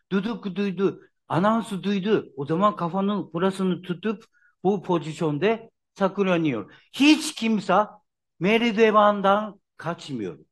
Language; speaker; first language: Turkish; non-native, learner; Japanese